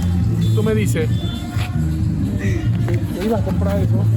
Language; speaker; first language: Spanish; native; Spanish